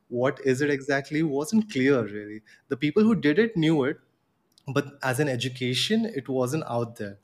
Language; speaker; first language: English; non-native, local second language; Gujarati